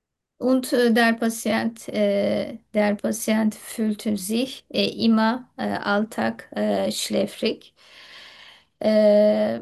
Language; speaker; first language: German; non-native, learner; Turkish